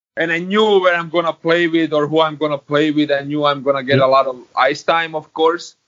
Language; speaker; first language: English; non-native, fluent; Croatian